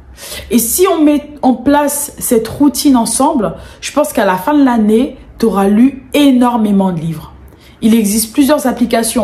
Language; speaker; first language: French; native; French